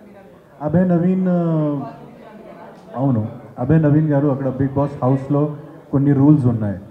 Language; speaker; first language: Telugu; non-native, fluent; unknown